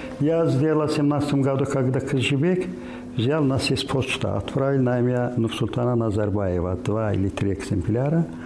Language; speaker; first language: Russian; non-native, local second language; Azerbaijani